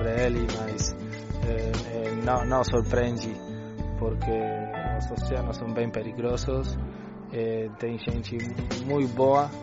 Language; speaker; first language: Portuguese; non-native, learner; Spanish